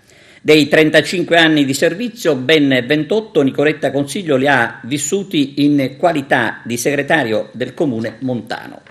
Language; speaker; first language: Italian; native; Italian